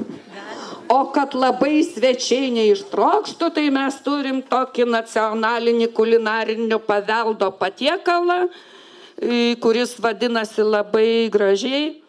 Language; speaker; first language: Lithuanian; native; Lithuanian